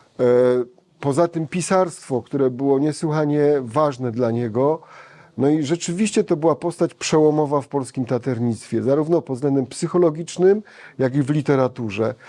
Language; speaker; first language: Polish; native; Polish